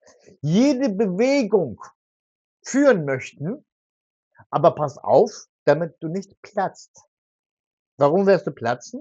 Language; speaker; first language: German; non-native, fluent; Turkish